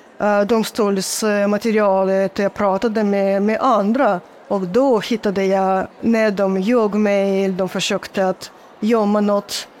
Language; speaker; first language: Swedish; non-native, fluent; Russian